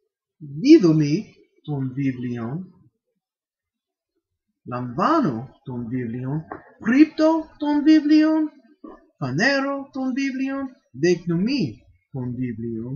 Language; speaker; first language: Greek; non-native, fluent; English